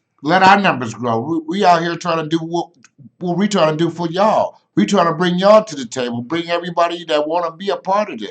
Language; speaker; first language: English; native; English